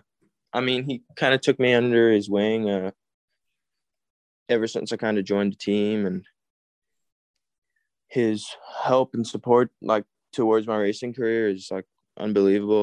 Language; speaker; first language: English; native; English